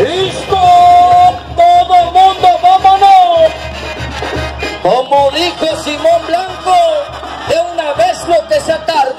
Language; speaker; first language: Spanish; native; Spanish